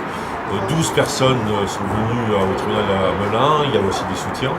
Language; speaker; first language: French; native; French